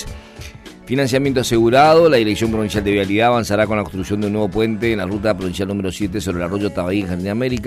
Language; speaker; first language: Spanish; native; Spanish